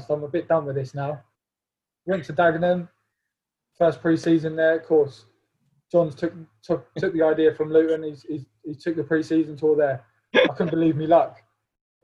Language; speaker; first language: English; native; English